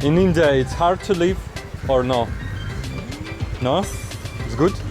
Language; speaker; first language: English; non-native, learner; Russian